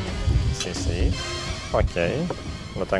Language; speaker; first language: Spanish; non-native, learner; Greek